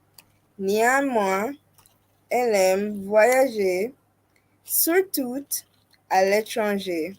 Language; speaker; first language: French; non-native, learner; English